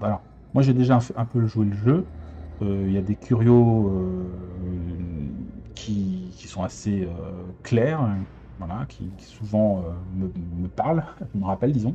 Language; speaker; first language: French; native; French